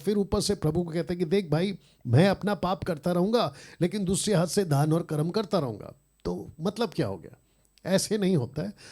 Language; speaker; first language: Hindi; native; Hindi